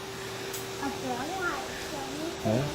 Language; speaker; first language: Danish; early bilingual, heritage; Danish